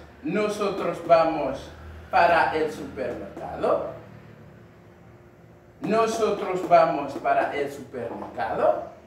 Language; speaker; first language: Spanish; non-native, learner; Haitian Creole